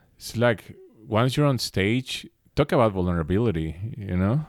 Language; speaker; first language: English; non-native, fluent; Spanish